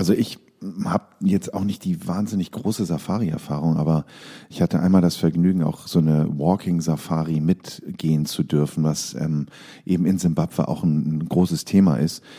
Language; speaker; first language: German; native; German